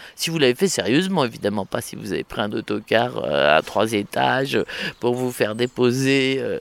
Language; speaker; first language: French; native; French